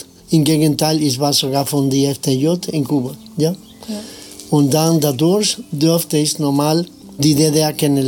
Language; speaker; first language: German; non-native, fluent; Spanish